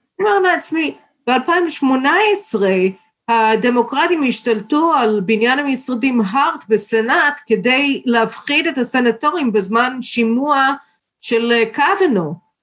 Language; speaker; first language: Hebrew; non-native, fluent; English